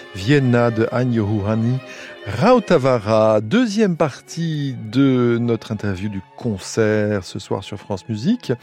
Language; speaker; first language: French; native; French